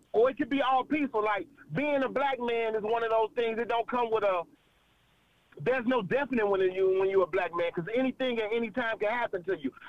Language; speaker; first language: English; native; English